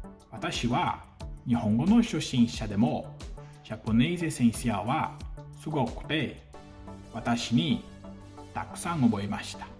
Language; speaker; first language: Japanese; non-native, learner; Portuguese